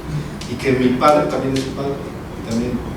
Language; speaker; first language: Spanish; native; Spanish